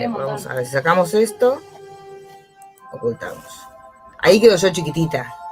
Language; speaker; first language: Spanish; native; Spanish